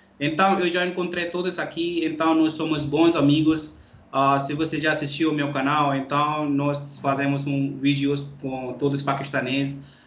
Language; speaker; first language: Portuguese; non-native, learner; Urdu